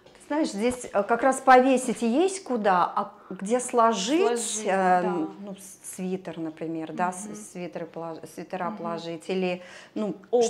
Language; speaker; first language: Russian; native; Russian